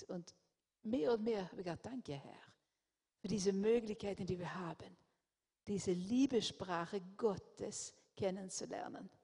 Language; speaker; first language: German; non-native, fluent; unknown